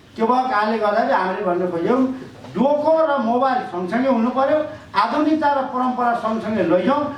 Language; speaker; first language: Nepali; native; Nepali